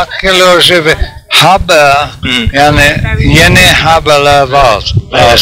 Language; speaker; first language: Turkish; non-native, learner; English